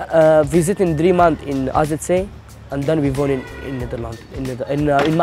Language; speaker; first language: Dutch; non-native, learner; Arabic